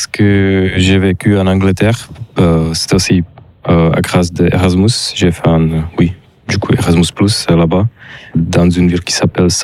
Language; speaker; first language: French; non-native, learner; Czech